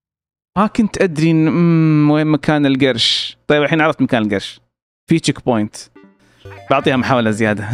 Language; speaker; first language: Arabic; native; Arabic